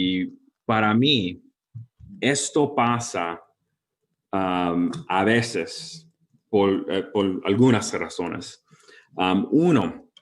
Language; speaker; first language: Spanish; early bilingual, heritage; English